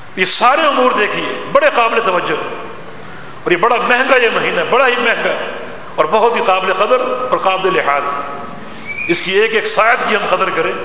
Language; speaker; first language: Urdu; non-native, local second language; Punjabi